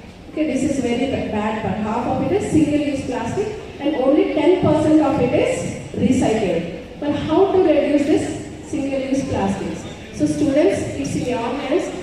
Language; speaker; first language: English; non-native, local second language; Telugu